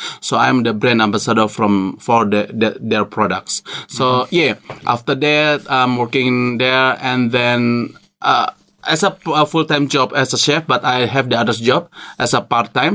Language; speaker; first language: English; non-native, learner; Indonesian